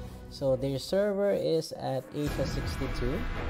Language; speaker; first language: English; non-native, local second language; Filipino